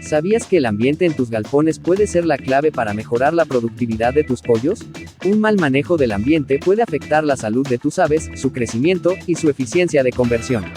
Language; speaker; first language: Spanish; native; Spanish